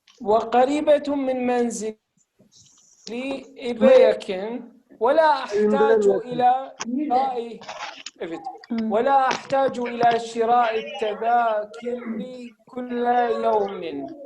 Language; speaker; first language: Arabic; non-native, fluent; Turkish